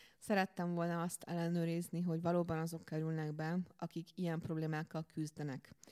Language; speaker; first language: Hungarian; native; Hungarian